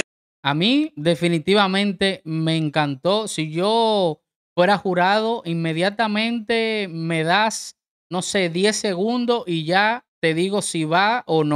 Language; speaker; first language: Spanish; native; Spanish